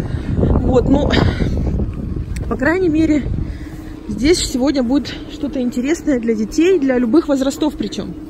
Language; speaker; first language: Russian; native; Russian